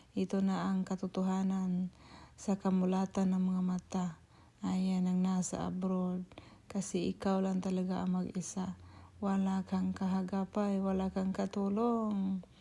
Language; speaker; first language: Filipino; non-native, local second language; Cebuano